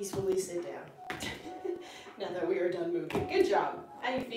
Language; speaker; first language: English; native; English